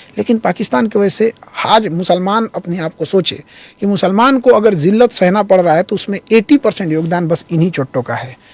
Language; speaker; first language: Hindi; native; Hindi